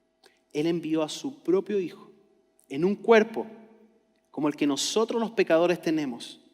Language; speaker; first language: Spanish; native; Spanish